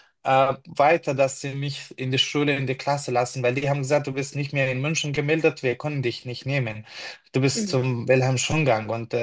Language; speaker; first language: German; non-native, fluent; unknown